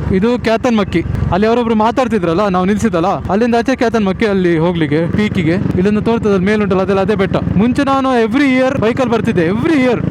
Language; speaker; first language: Kannada; non-native, local second language; Tulu